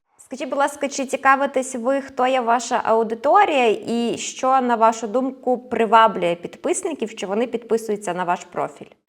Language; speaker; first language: Ukrainian; native; Ukrainian